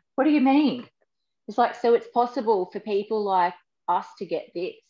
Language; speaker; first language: English; native; English